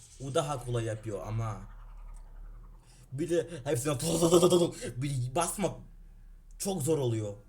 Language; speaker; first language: Turkish; non-native, learner; Ukrainian